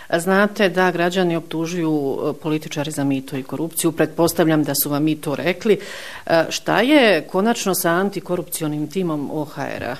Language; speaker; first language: Bosnian; native; Bosnian